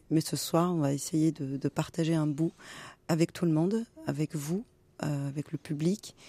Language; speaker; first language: French; non-native, local second language; Arabic